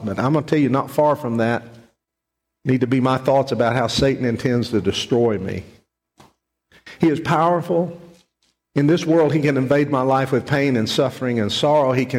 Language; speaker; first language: English; native; English